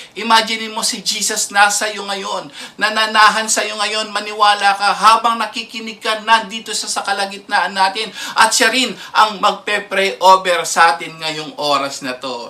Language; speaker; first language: Filipino; native; Filipino